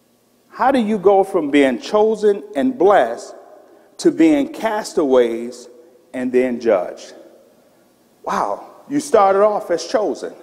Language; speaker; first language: English; native; English